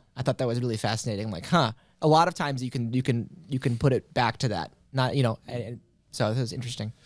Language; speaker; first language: English; native; English